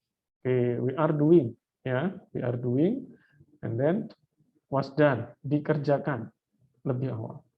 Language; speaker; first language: English; non-native, fluent; Indonesian